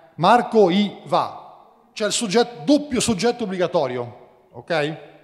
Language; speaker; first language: Italian; native; Italian